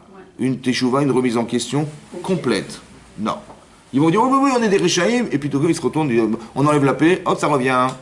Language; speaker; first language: French; native; French